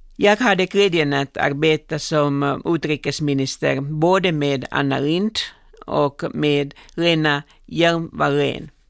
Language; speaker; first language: Swedish; non-native, local second language; Finnish